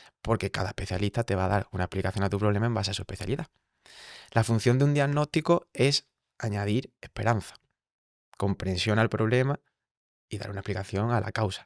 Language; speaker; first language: Spanish; native; Spanish